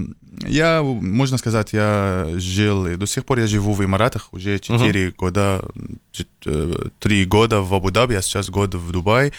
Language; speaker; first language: Russian; non-native, learner; Arabic